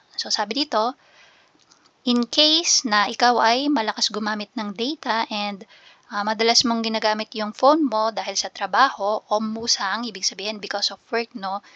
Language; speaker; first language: Filipino; native; Filipino